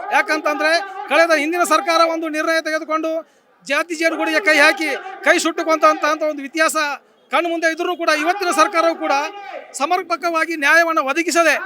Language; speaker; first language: Kannada; native; Kannada